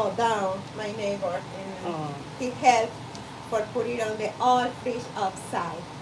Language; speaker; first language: English; non-native, learner; Spanish